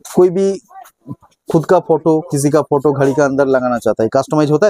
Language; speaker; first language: Hindi; non-native, local second language; Bangla